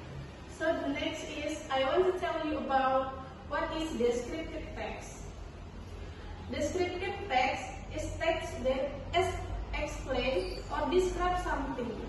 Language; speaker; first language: English; non-native, learner; Indonesian